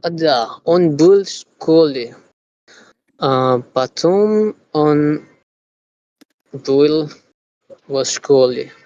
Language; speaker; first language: Russian; non-native, learner; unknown